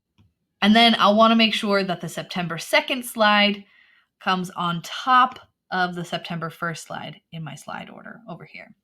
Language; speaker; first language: English; native; English